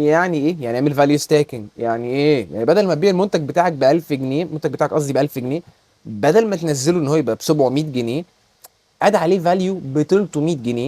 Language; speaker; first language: Arabic; native; Arabic